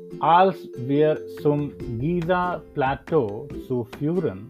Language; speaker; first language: German; non-native, learner; English